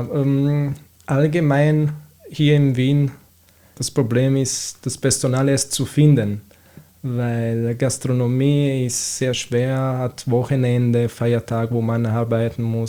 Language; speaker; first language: German; non-native, fluent; Italian